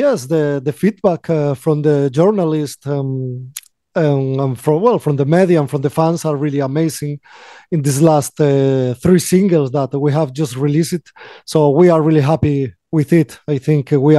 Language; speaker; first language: English; non-native, fluent; Spanish